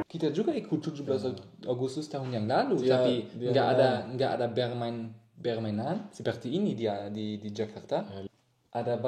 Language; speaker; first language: Indonesian; non-native, learner; German